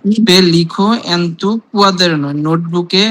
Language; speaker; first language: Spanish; non-native, learner; Bangla